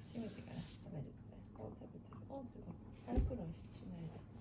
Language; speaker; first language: Japanese; native; Japanese